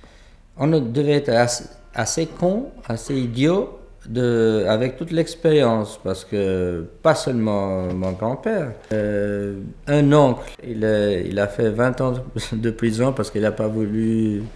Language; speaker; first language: French; non-native, fluent; Albanian